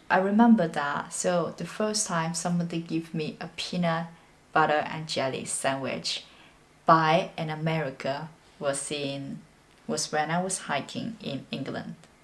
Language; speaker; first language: English; non-native, fluent; Chinese